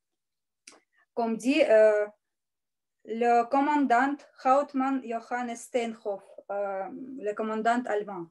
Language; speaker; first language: French; non-native, learner; Russian